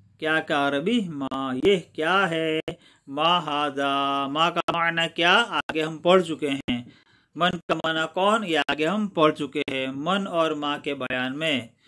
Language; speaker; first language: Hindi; non-native, local second language; Gujarati